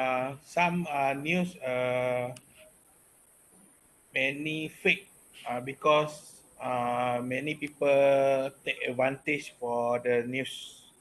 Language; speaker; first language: English; non-native, learner; Malay